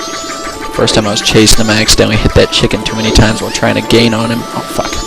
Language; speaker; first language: English; native; English